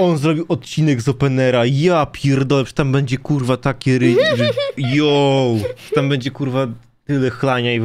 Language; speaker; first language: Polish; native; Polish